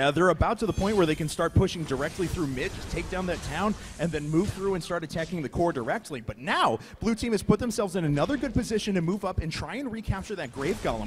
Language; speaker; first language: English; native; English